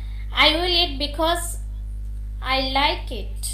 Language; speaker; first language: English; non-native, learner; Bangla